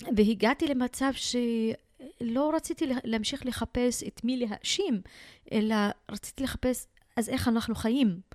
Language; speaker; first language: Hebrew; non-native, local second language; Arabic